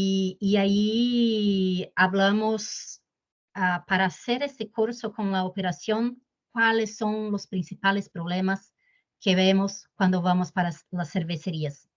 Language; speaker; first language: Spanish; non-native, fluent; Portuguese